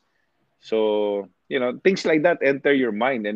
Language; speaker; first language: English; non-native, local second language; Hiligaynon